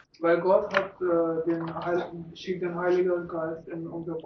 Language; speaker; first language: German; non-native, learner; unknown